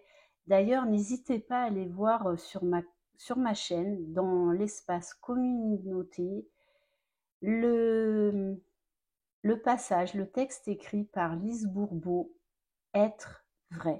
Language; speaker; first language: French; native; French